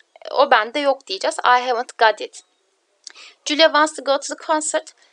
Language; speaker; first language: English; non-native, fluent; Turkish